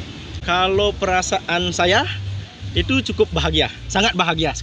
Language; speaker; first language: Indonesian; non-native, local second language; Balinese